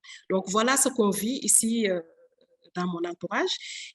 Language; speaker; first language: French; non-native, local second language; Wolof